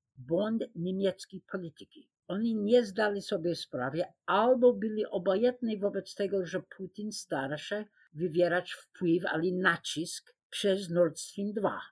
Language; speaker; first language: Polish; non-native, fluent; English